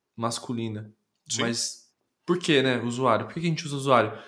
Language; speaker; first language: Portuguese; native; Portuguese